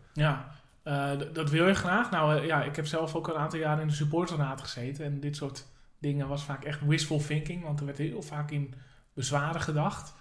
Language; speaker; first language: Dutch; native; Dutch